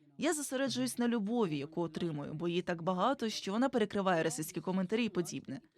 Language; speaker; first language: Ukrainian; non-native, fluent; Igbo